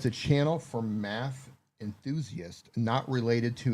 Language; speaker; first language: English; native; English